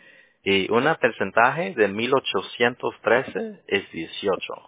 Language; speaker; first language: Spanish; early bilingual, heritage; Spanish